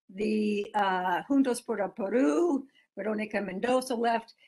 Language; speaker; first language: English; native; English